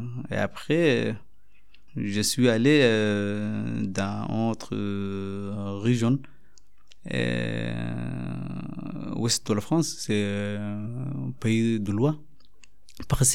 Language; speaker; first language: French; non-native, learner; Arabic